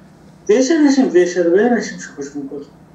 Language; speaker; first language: Hebrew; non-native, local second language; Arabic